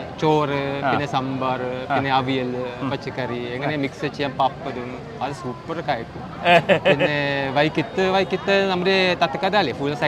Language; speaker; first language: Malayalam; non-native, learner; Chinese